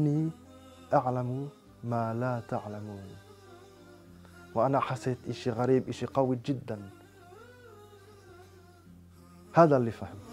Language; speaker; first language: Arabic; non-native, fluent; French